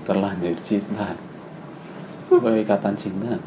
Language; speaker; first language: Indonesian; native; Indonesian